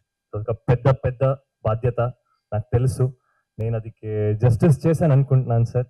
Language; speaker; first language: Telugu; non-native, learner; Kannada